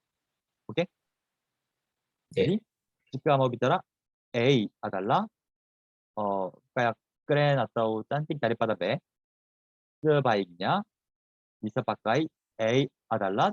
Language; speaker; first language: Indonesian; non-native, fluent; Korean